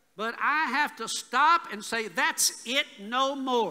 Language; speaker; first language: English; native; English